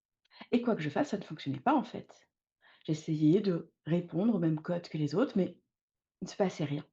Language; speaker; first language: French; native; French